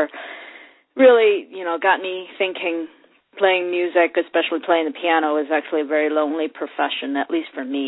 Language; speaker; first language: English; non-native, local second language; Cantonese